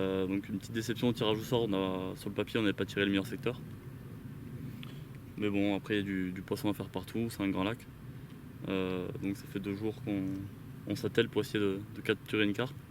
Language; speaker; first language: French; native; French